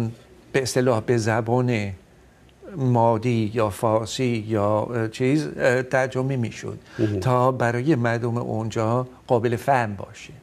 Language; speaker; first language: Persian; non-native, fluent; Dutch